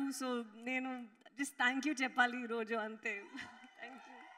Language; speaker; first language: Telugu; non-native, fluent; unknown